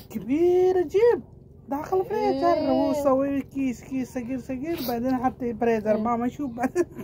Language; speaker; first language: Arabic; non-native, learner; Nepali